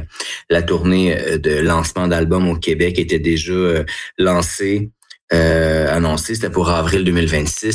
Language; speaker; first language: French; native; French